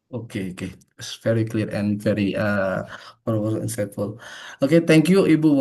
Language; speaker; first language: English; non-native, fluent; Indonesian